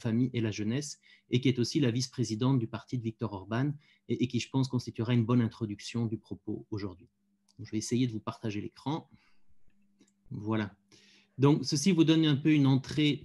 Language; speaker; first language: French; native; French